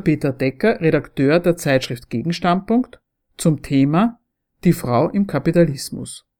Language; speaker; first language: German; native; German